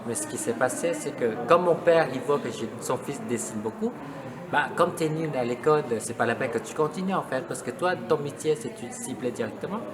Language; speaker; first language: French; non-native, fluent; Lao